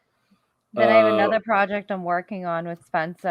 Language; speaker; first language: English; native; English